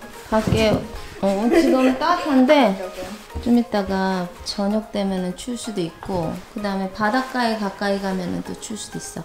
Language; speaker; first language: Korean; native; Korean